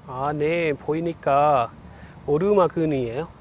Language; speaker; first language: Korean; non-native, learner; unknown